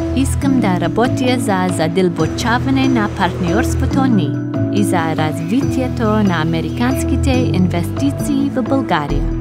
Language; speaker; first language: Bulgarian; non-native, learner; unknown